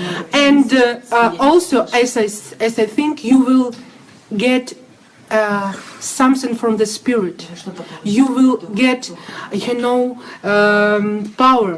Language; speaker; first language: English; non-native, learner; Russian